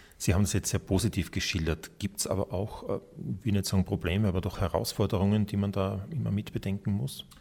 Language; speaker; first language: German; native; German